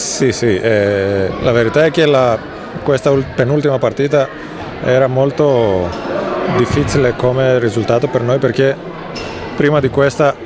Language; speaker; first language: Italian; non-native, fluent; Greek